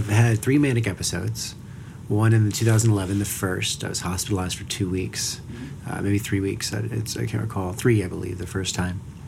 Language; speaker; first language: English; native; English